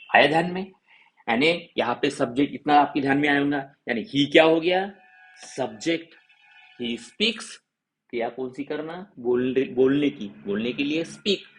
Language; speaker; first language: Hindi; non-native, local second language; Marathi